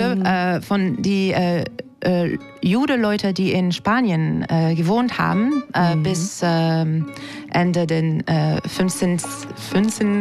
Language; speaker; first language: German; non-native, learner; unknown